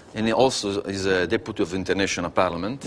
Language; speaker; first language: English; non-native, learner; Italian